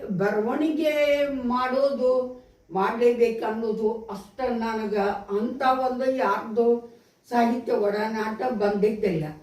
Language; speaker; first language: Kannada; native; Kannada